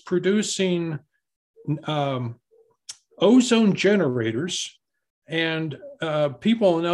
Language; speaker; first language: English; native; English